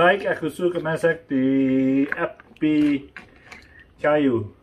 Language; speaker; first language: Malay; non-native, learner; English